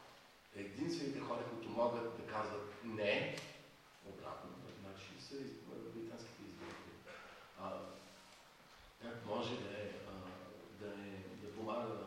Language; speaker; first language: Bulgarian; non-native, fluent; French